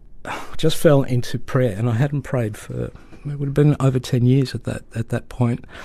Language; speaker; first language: English; native; English